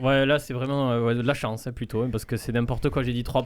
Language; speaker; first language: French; native; French